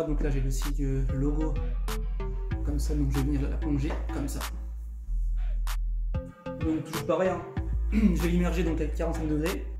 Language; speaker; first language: French; native; French